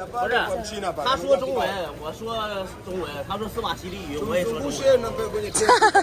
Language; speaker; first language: Chinese; native; Chinese